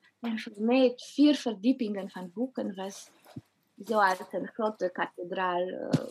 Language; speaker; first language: Dutch; non-native, fluent; Romanian